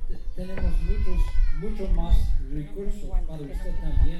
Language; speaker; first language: Spanish; non-native, learner; English